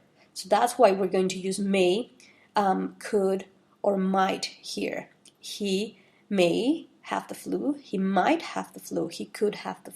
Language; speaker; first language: English; non-native, fluent; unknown